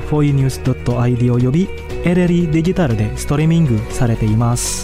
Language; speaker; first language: Japanese; non-native, fluent; Indonesian